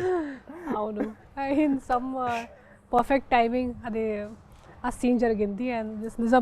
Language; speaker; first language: Telugu; non-native, fluent; Hindi